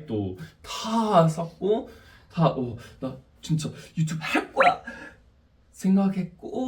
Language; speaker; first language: Korean; non-native, fluent; English